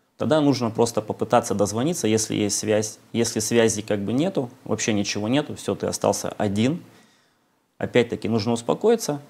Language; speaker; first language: Russian; native; Russian